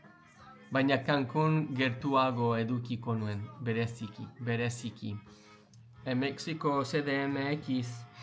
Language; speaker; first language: Basque; non-native, learner; English